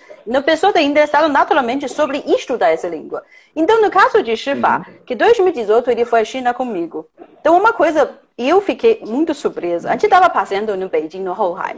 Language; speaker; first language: Portuguese; non-native, fluent; Chinese